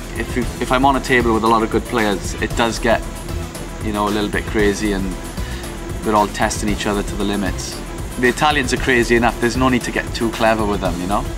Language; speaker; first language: English; native; English